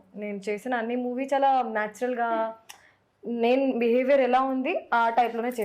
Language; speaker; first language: Telugu; non-native, local second language; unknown